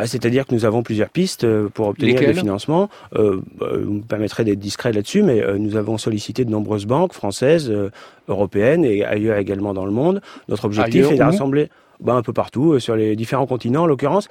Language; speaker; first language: French; native; French